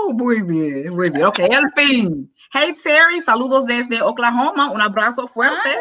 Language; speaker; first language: Spanish; non-native, learner; English